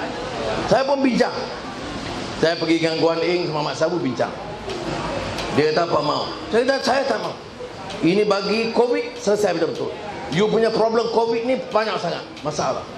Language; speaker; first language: Malay; native; Malay